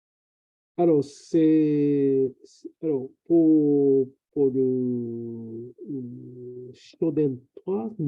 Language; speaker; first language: French; non-native, learner; Japanese